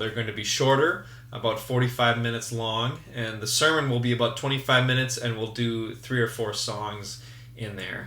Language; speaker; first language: English; native; English